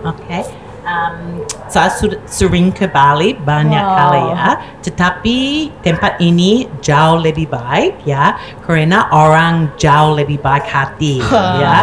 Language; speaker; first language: Indonesian; non-native, fluent; English